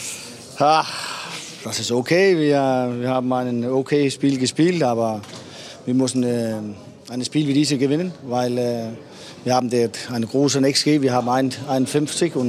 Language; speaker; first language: German; non-native, learner; Danish